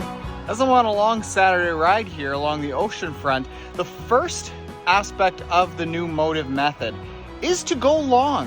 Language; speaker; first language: English; native; English